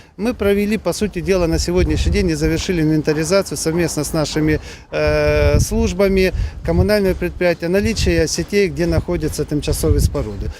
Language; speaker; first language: Russian; non-native, local second language; Ukrainian